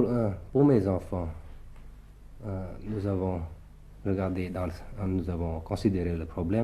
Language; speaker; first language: French; early bilingual, other home language; Thai